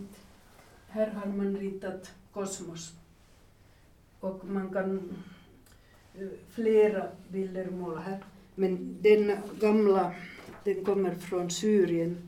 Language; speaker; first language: Swedish; non-native, fluent; Finnish